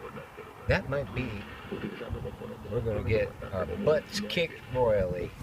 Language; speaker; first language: English; native; English